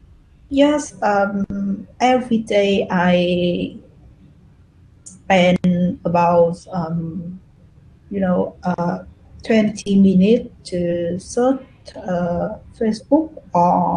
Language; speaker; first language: English; non-native, learner; Vietnamese